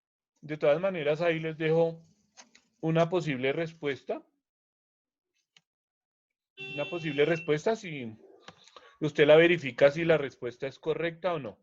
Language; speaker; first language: Spanish; native; Spanish